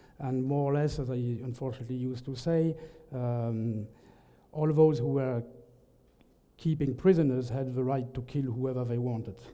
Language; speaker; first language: English; non-native, fluent; French